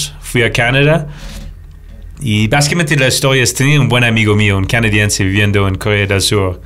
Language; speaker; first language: Spanish; non-native, fluent; English